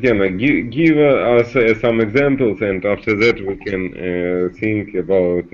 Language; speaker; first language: English; non-native, learner; Russian